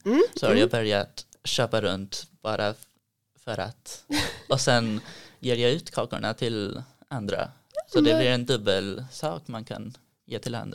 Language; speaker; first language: Swedish; early bilingual, heritage; Swedish